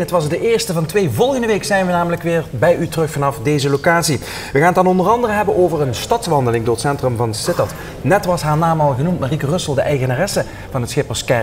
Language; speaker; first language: Dutch; native; Dutch